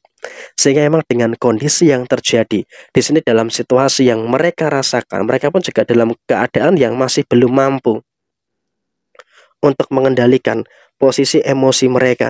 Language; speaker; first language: Indonesian; native; Indonesian